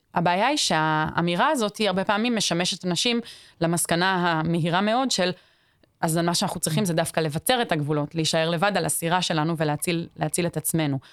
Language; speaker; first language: Hebrew; native; Hebrew